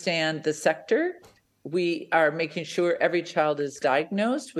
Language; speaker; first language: English; native; English